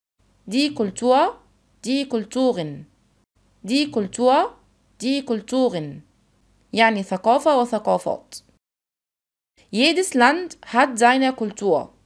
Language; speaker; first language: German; non-native, fluent; Arabic